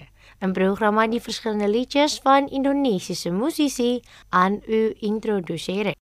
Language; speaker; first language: Dutch; non-native, fluent; Indonesian